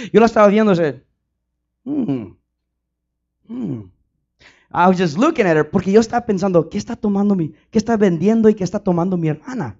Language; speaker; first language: Spanish; early bilingual, heritage; Spanish